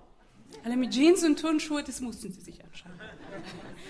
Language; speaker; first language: German; non-native, fluent; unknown